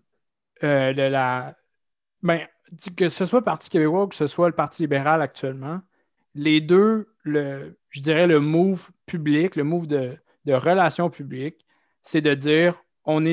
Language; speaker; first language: French; native; French